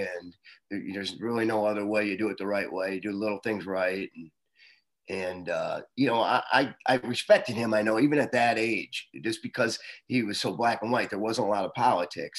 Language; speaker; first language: English; native; English